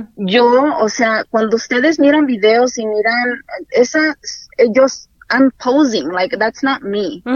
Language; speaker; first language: Spanish; native; Spanish